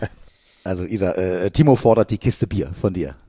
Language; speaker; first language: German; native; German